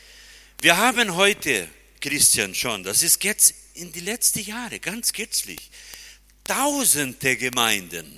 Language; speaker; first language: German; early bilingual, heritage; German